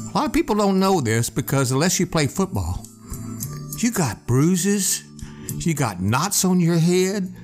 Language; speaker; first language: English; native; English